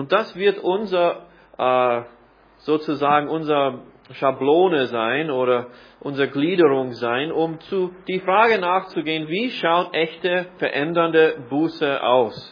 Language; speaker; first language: German; non-native, fluent; English